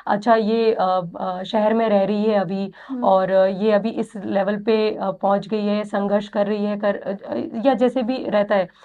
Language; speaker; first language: Hindi; native; Hindi